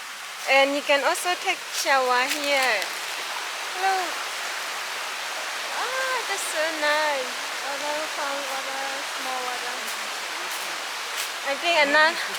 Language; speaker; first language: English; non-native, learner; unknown